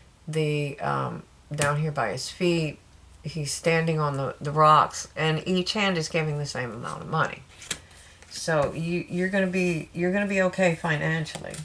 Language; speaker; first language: English; native; English